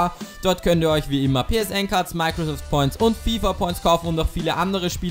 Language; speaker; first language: German; native; German